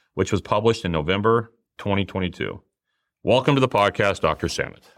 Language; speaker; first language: English; native; English